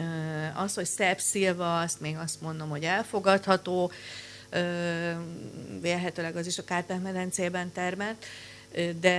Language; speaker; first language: Hungarian; native; Hungarian